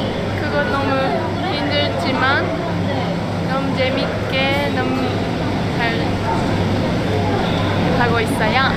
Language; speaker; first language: Korean; non-native, learner; Japanese